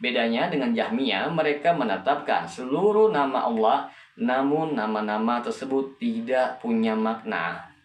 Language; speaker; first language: Indonesian; native; Indonesian